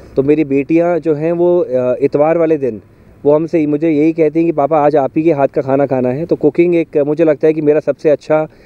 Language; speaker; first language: Hindi; native; Hindi